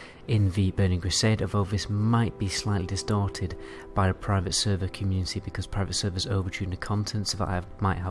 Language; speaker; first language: English; native; English